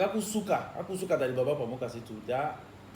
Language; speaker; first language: Indonesian; non-native, fluent; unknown